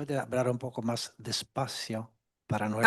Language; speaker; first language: Spanish; non-native, fluent; Italian